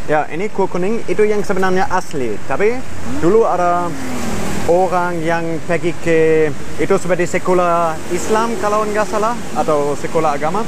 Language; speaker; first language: Indonesian; non-native, fluent; German